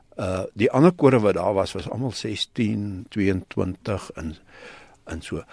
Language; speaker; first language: Afrikaans; native; Afrikaans